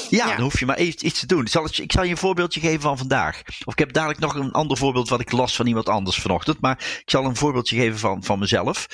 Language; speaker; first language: Dutch; native; Dutch